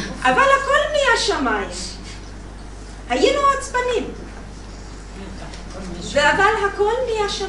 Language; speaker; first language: Hebrew; non-native, learner; English